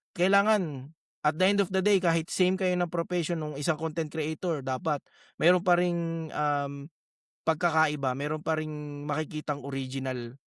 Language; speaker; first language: Filipino; native; Filipino